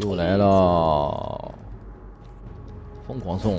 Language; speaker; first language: Chinese; native; Chinese